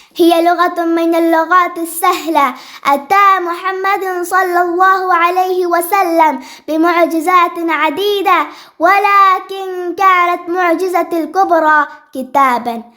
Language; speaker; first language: Arabic; non-native, learner; Malayalam